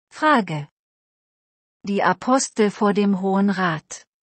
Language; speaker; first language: German; native; German